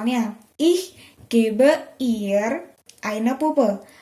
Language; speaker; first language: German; non-native, fluent; Indonesian